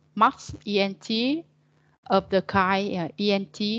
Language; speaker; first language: English; non-native, learner; Vietnamese